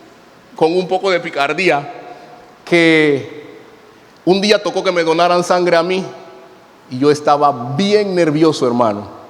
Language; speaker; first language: Spanish; native; Spanish